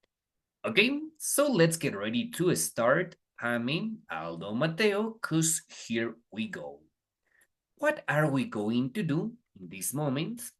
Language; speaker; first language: English; non-native, fluent; Spanish